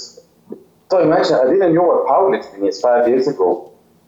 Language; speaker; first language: English; non-native, fluent; Swiss German